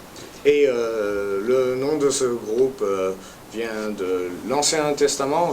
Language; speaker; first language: French; early bilingual, heritage; French